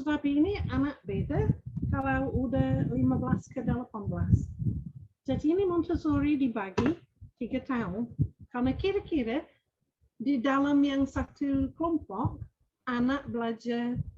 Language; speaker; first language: Indonesian; non-native, fluent; English